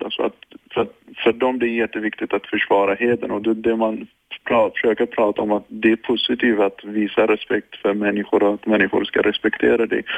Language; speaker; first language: Swedish; non-native, fluent; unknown